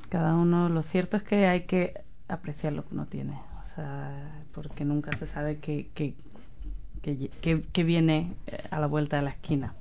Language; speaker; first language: Spanish; native; Spanish